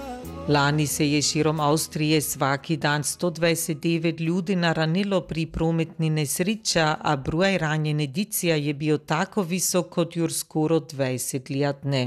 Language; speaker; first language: Serbian; native; Serbian